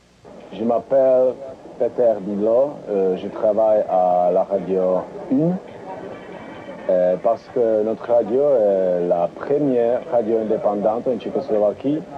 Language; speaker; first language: French; non-native, learner; Czech